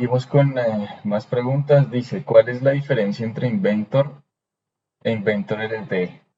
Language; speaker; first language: Spanish; native; Spanish